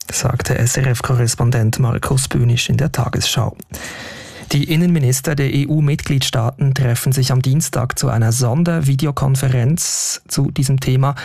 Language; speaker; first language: German; native; German